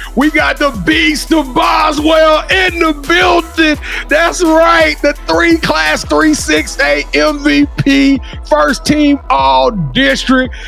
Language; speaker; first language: English; native; English